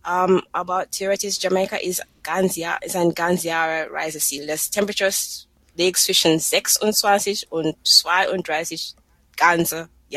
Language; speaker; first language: German; non-native, fluent; English